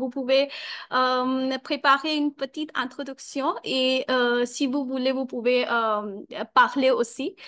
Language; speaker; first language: French; non-native, learner; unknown